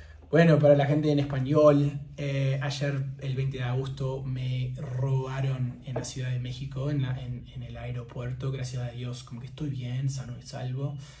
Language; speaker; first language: Spanish; non-native, fluent; English